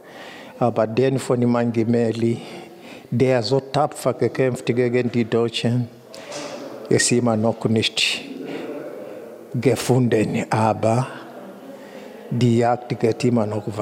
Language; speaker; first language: German; non-native, fluent; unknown